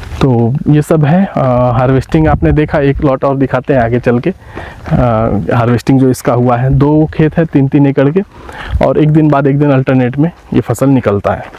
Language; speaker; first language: Hindi; native; Hindi